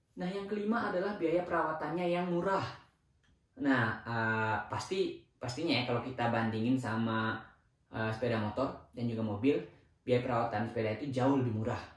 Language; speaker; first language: Indonesian; native; Indonesian